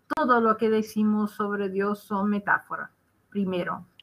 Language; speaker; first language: Spanish; non-native, fluent; Dutch